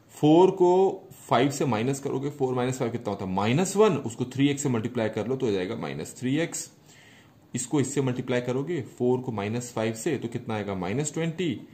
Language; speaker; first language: Hindi; native; Hindi